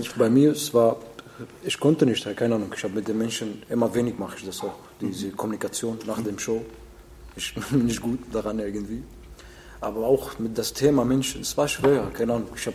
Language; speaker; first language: German; non-native, learner; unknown